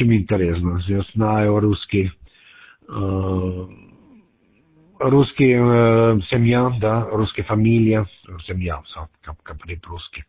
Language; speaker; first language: Russian; non-native, learner; German